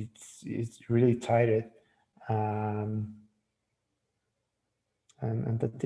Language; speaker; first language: English; non-native, learner; Spanish